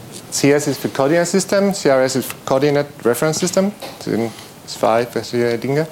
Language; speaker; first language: German; non-native, fluent; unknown